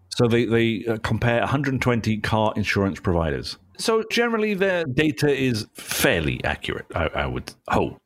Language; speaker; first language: English; native; English